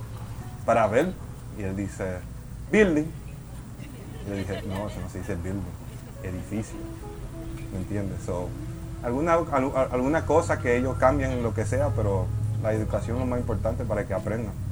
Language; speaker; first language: Spanish; early bilingual, heritage; Spanish